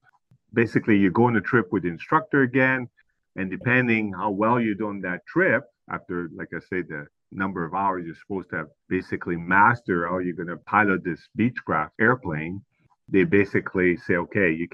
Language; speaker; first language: English; non-native, fluent; French